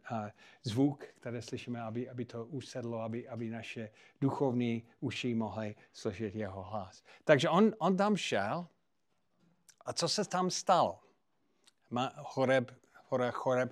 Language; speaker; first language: Czech; non-native, fluent; English